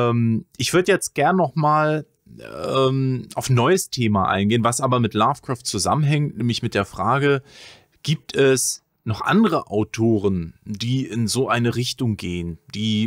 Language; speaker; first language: German; native; German